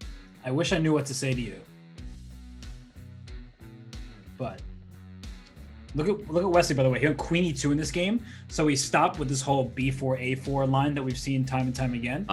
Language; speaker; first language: English; native; English